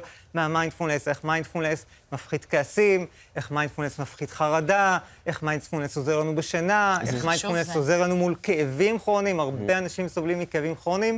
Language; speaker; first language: Hebrew; native; Hebrew